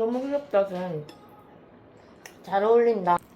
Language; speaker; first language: Korean; non-native, learner; Japanese